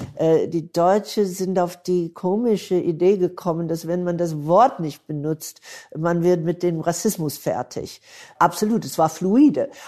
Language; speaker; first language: German; non-native, fluent; English